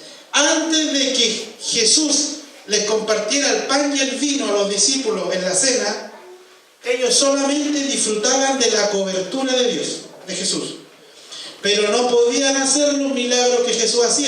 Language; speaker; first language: Spanish; native; Spanish